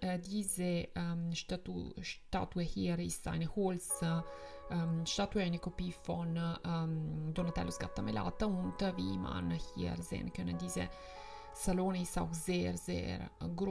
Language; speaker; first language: German; non-native, fluent; Italian